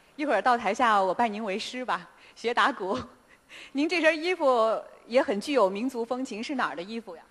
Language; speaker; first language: Chinese; native; Chinese